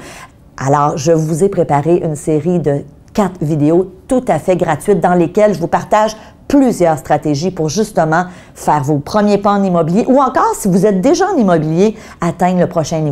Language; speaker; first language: French; native; French